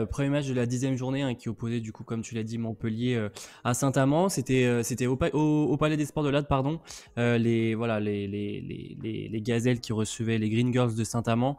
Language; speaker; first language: French; native; French